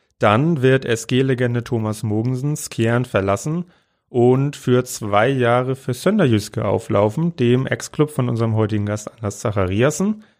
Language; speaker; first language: German; native; German